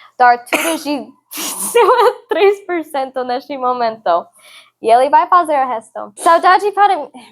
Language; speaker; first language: Portuguese; non-native, learner; English